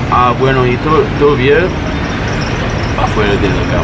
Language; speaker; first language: Spanish; non-native, fluent; English